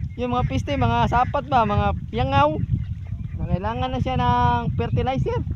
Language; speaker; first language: Filipino; non-native, local second language; Cebuano